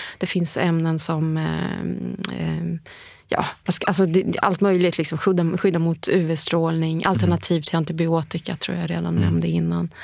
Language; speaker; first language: Swedish; early bilingual, heritage; Swedish